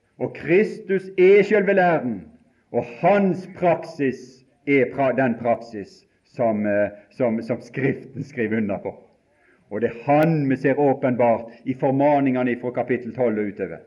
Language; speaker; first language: Norwegian; native; Norwegian